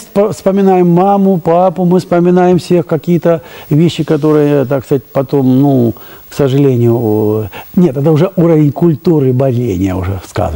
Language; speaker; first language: Russian; native; Russian